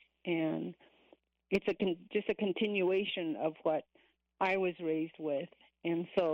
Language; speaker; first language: English; native; English